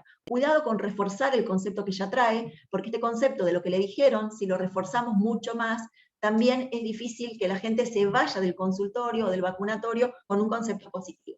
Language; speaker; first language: Spanish; native; Spanish